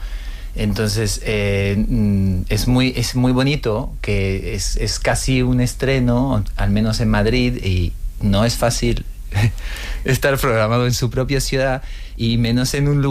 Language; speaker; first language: Spanish; non-native, fluent; French